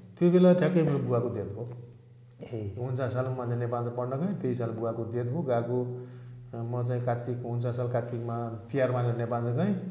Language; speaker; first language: Nepali; native; Nepali